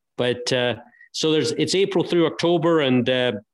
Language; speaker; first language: English; native; English